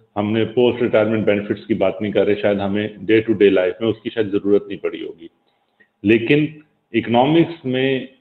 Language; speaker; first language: Urdu; native; Urdu